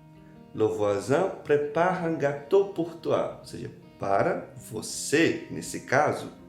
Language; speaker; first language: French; non-native, fluent; Portuguese